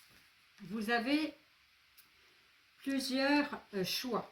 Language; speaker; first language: French; native; French